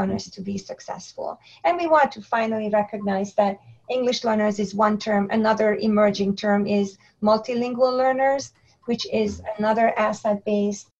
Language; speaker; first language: English; non-native, fluent; Hungarian